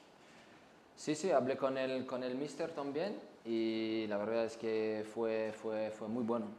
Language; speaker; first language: Spanish; non-native, fluent; French